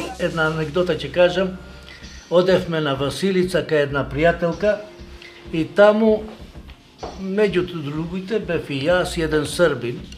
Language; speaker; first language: Macedonian; non-native, local second language; Albanian